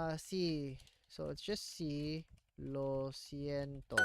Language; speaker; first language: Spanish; non-native, learner; English